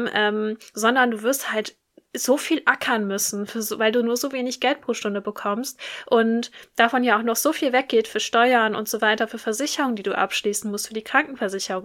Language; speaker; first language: German; native; German